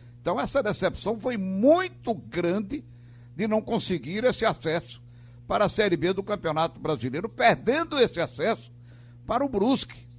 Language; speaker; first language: Portuguese; native; Portuguese